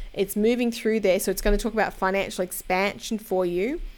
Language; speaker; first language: English; native; English